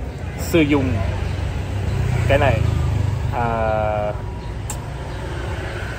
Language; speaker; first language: Vietnamese; non-native, learner; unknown